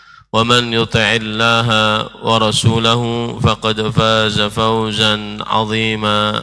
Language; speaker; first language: Arabic; non-native, fluent; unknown